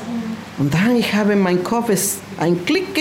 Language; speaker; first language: German; non-native, learner; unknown